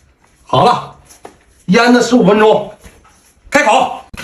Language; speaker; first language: Chinese; native; Chinese